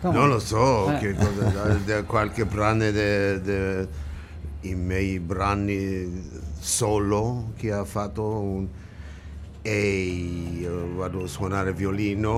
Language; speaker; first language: Italian; non-native, learner; English